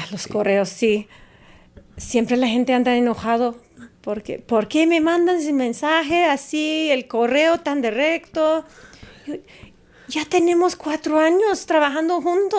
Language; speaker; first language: Spanish; non-native, fluent; English